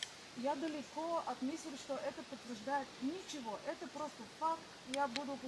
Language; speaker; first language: Russian; non-native, learner; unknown